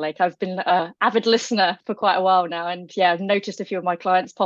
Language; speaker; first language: English; native; English